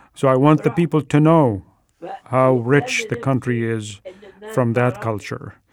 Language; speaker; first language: English; non-native, fluent; Arabic